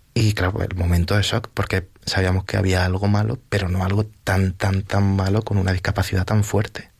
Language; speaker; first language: Spanish; native; Spanish